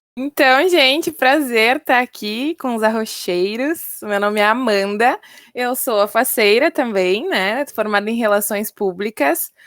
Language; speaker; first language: Portuguese; native; Portuguese